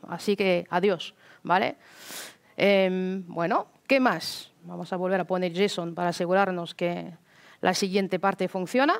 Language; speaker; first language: Spanish; non-native, fluent; French